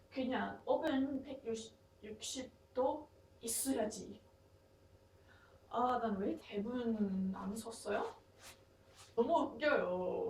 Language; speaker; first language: Korean; non-native, learner; English